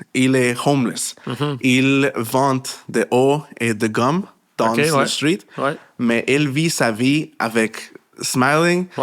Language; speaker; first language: French; non-native, learner; Spanish